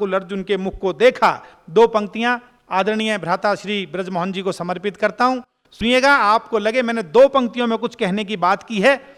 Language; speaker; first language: Hindi; native; Hindi